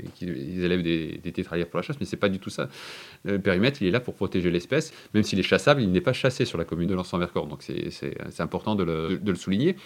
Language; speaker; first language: French; native; French